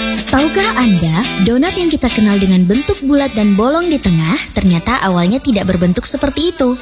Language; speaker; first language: Indonesian; native; Indonesian